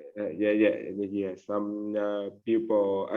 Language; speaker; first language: English; non-native, learner; Vietnamese